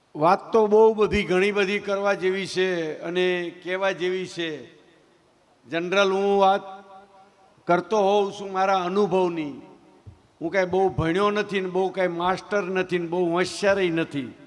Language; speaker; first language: Gujarati; native; Gujarati